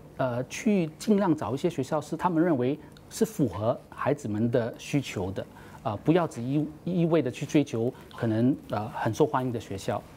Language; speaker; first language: Chinese; native; Chinese